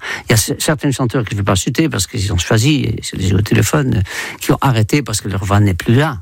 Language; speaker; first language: French; non-native, fluent; Dutch